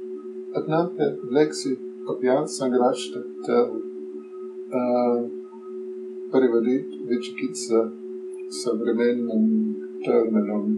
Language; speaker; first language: Russian; non-native, fluent; English